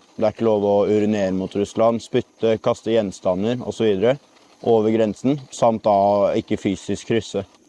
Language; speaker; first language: Norwegian; native; Norwegian